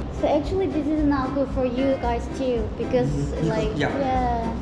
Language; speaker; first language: English; non-native, learner; Korean